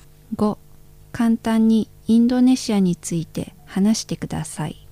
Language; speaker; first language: Japanese; non-native, fluent; Indonesian